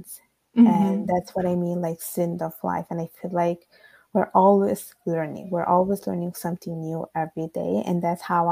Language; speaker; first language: English; non-native, fluent; Italian